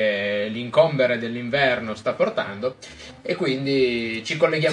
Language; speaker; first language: Italian; native; Italian